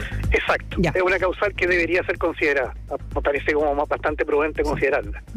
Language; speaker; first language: Spanish; native; Spanish